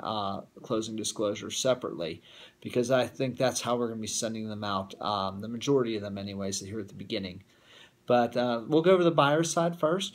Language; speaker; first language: English; native; English